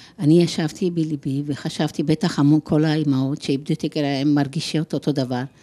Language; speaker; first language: Hebrew; non-native, fluent; Georgian